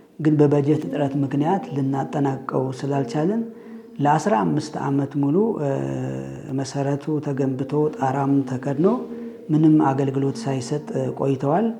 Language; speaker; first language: Amharic; non-native, local second language; Tigrinya